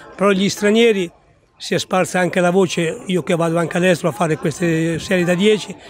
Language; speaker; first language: Italian; native; Italian